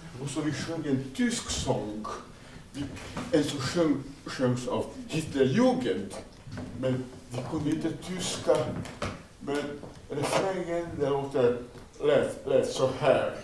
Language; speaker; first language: Swedish; non-native, fluent; Croatian